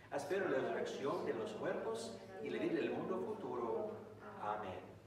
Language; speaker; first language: Spanish; non-native, fluent; English